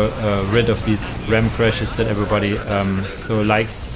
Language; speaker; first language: English; non-native, fluent; German